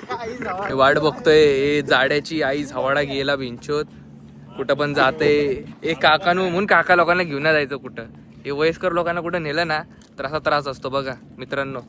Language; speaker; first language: Marathi; native; Marathi